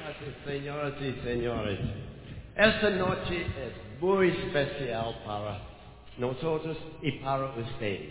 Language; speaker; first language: Spanish; non-native, learner; English